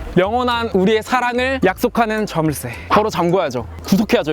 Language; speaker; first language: Korean; native; Korean